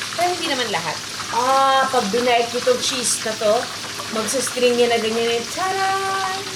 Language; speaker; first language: Filipino; native; Filipino